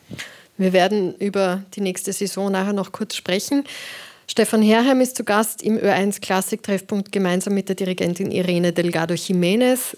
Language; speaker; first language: German; native; German